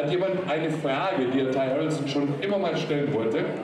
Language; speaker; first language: German; native; German